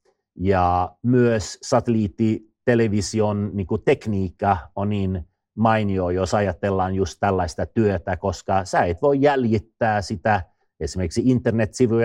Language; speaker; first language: Finnish; non-native, fluent; Swedish